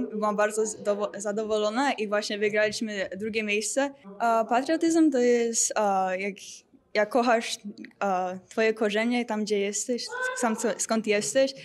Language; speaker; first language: Polish; early bilingual, heritage; Polish